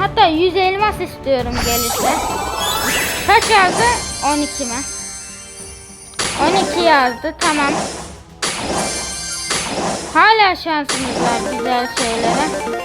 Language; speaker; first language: Turkish; native; Turkish